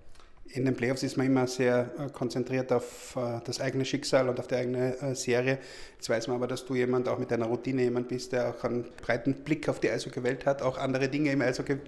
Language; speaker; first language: German; native; German